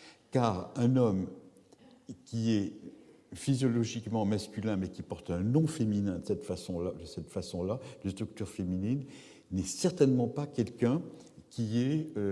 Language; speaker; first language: French; native; French